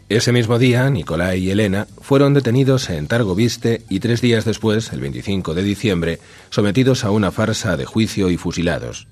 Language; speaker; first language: Spanish; native; Spanish